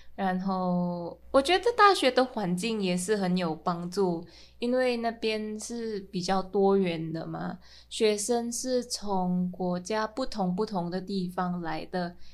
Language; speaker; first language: Chinese; non-native, fluent; Min Nan Chinese